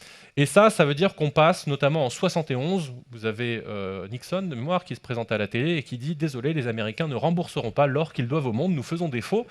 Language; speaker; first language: French; native; French